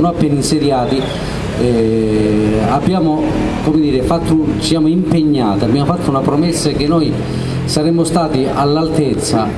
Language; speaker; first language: Italian; native; Italian